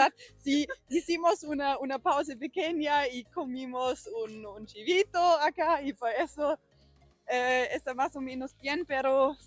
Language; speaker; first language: Spanish; non-native, learner; German